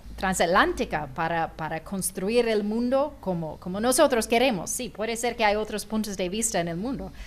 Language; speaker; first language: Spanish; non-native, fluent; English